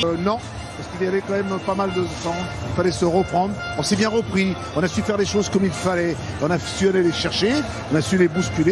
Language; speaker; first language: French; native; French